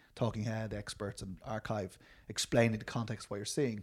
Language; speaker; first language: English; native; English